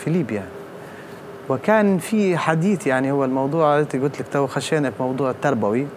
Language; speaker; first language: Arabic; native; Arabic